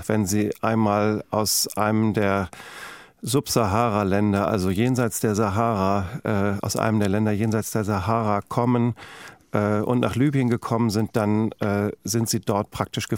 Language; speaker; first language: German; native; German